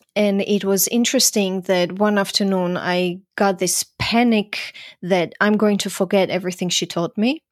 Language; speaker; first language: English; non-native, fluent; Croatian